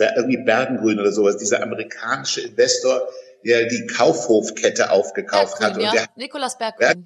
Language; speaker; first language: German; native; German